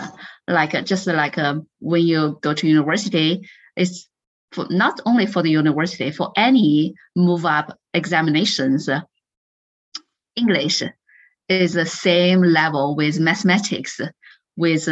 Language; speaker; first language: English; non-native, fluent; Chinese